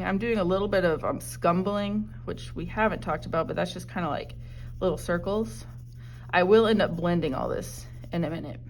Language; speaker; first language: English; native; English